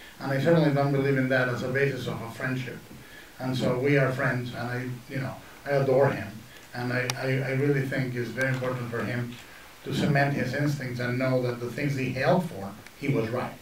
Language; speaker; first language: English; non-native, fluent; Spanish